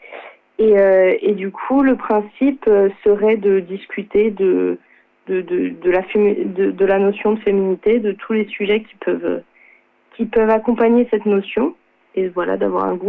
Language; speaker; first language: French; native; French